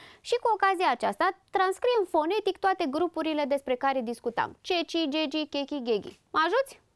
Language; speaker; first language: Romanian; native; Romanian